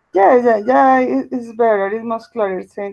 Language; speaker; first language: English; non-native, learner; Spanish